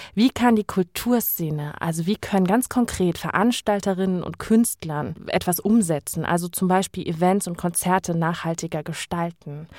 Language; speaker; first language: German; native; German